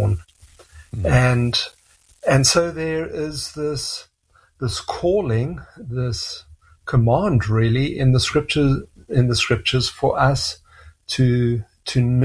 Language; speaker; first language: English; native; English